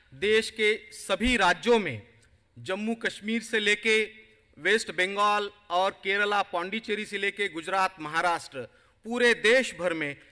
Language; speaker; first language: Hindi; non-native, local second language; Marathi